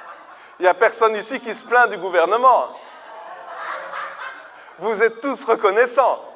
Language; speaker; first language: French; native; French